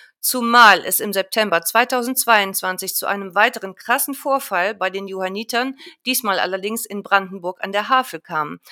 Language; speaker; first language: German; native; German